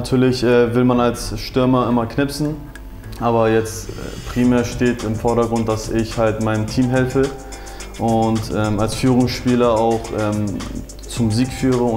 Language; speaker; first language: German; early bilingual, other home language; Turkish